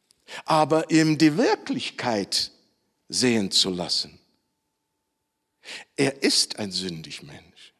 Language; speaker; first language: German; non-native, fluent; Dutch